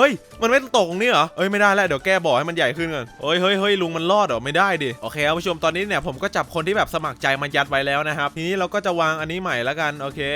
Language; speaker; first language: Thai; native; Thai